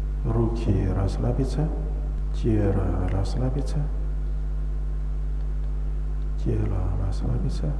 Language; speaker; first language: Russian; non-native, learner; Chinese